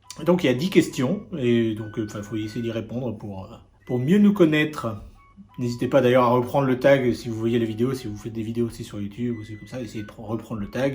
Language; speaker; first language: French; native; French